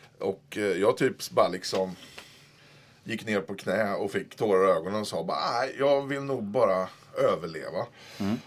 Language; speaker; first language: Swedish; native; Swedish